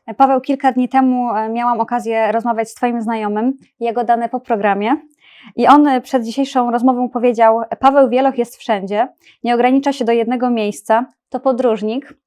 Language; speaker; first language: Polish; native; Polish